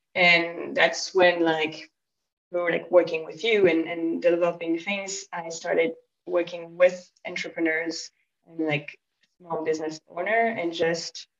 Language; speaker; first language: English; non-native, fluent; French